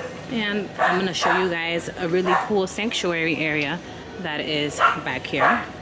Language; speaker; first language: English; early bilingual, other home language; Spanish